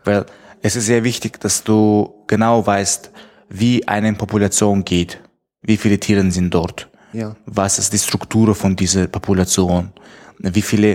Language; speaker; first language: German; non-native, fluent; Tajik